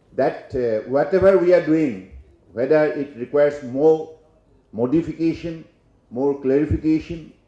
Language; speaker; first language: English; non-native, local second language; Assamese